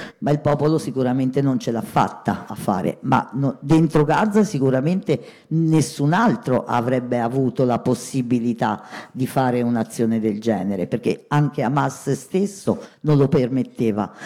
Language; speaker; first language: Italian; native; Italian